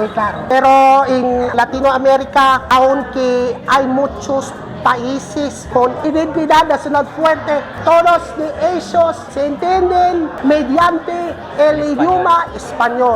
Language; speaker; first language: Spanish; non-native, fluent; Filipino